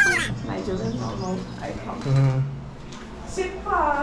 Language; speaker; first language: English; non-native, learner; Portuguese